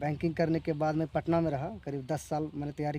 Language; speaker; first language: Hindi; native; Hindi